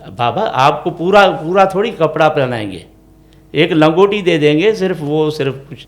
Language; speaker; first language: Urdu; non-native, local second language; Sindhi